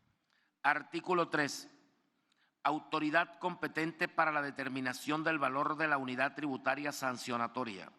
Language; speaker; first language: Spanish; native; Spanish